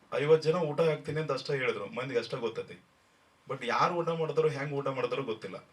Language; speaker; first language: Kannada; native; Kannada